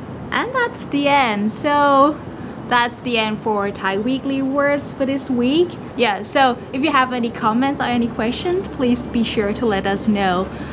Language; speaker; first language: English; non-native, fluent; Thai